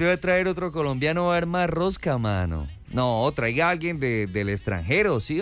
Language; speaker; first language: Spanish; native; Spanish